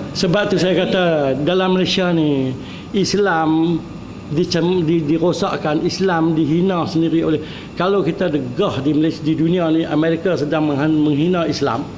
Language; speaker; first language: Malay; native; Malay